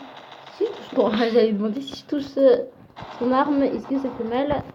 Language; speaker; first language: French; native; French